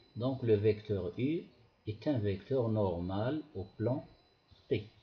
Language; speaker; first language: French; non-native, local second language; Arabic